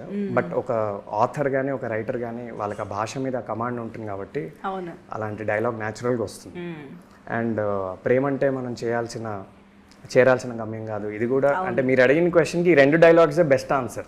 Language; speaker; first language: Telugu; native; Telugu